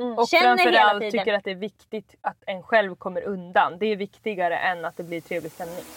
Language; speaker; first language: Swedish; native; Swedish